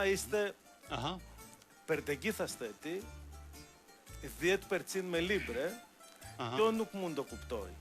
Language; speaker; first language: Albanian; non-native, learner; Greek